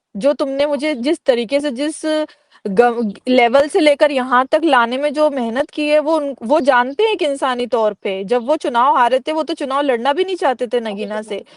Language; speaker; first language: Hindi; native; Hindi